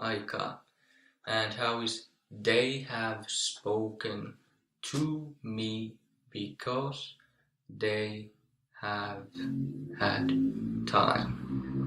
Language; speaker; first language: English; non-native, fluent; Finnish